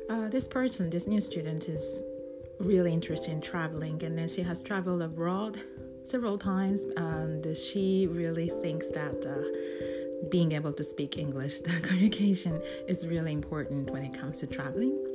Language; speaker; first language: English; non-native, fluent; Japanese